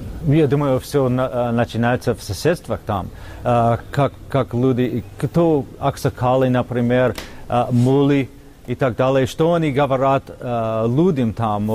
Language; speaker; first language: Russian; non-native, fluent; English